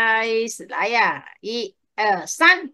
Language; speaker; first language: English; non-native, local second language; Chinese